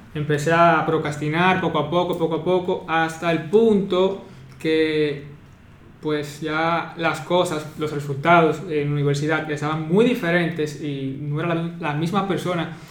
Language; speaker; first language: Spanish; native; Spanish